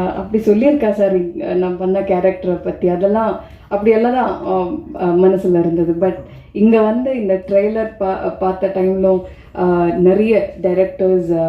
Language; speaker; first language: Tamil; non-native, fluent; Malayalam